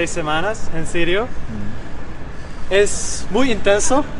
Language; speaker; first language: Spanish; non-native, learner; Hungarian